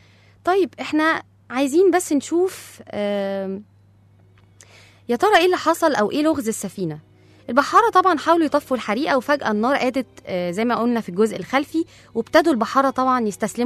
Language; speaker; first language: Arabic; native; Arabic